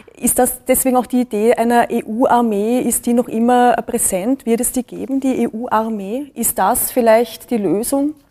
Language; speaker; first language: German; native; German